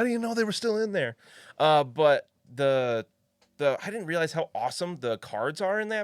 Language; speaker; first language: English; native; English